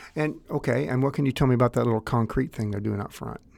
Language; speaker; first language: English; native; English